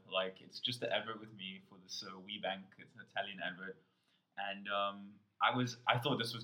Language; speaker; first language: English; native; English